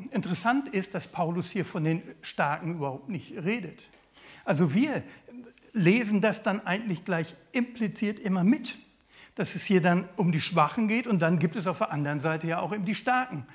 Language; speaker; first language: German; native; German